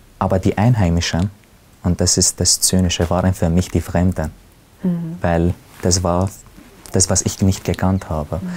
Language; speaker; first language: German; non-native, fluent; Arabic